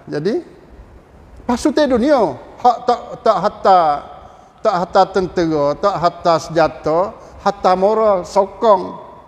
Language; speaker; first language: Malay; native; Malay